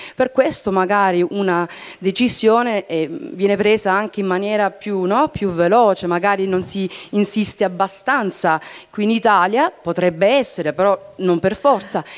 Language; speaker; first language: Italian; early bilingual, heritage; Italian